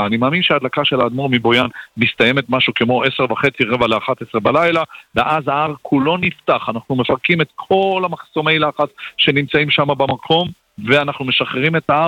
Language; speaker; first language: Hebrew; native; Hebrew